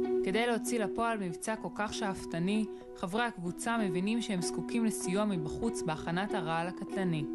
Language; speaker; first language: Hebrew; native; Hebrew